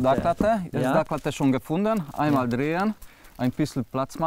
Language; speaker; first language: German; non-native, learner; Hungarian